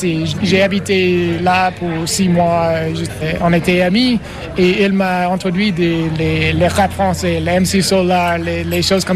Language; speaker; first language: French; non-native, learner; English